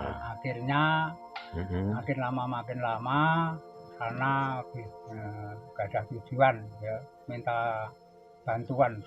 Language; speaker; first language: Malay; non-native, local second language; Javanese